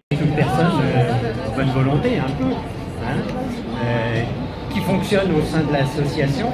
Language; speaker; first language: French; native; French